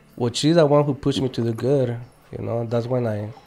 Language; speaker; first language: English; native; English